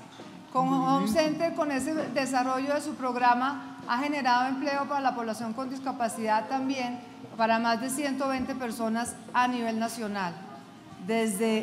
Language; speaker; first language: Spanish; native; Spanish